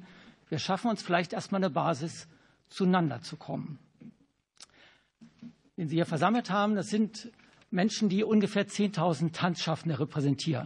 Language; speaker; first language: German; native; German